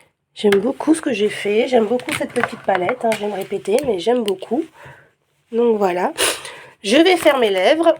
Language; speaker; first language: French; native; French